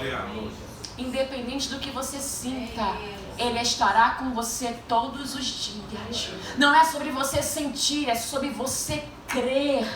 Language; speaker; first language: Portuguese; native; Portuguese